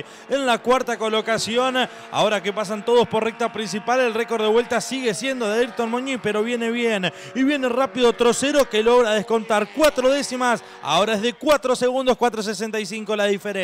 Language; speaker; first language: Spanish; native; Spanish